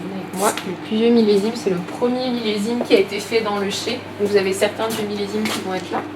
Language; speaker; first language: French; native; French